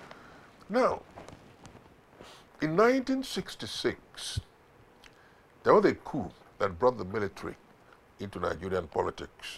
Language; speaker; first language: English; non-native, local second language; Igbo